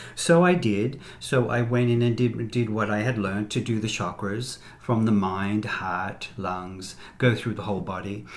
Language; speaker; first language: English; native; English